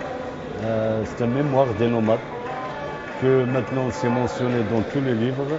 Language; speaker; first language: French; non-native, local second language; Arabic